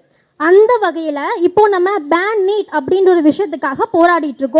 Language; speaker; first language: Tamil; native; Tamil